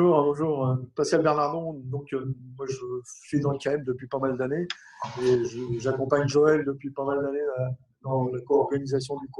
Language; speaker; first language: French; native; French